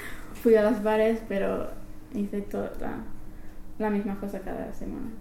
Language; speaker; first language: Spanish; non-native, fluent; English